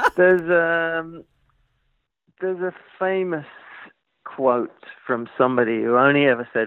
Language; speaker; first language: English; native; English